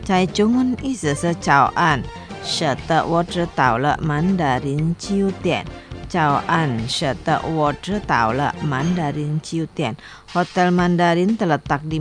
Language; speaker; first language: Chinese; non-native, learner; Indonesian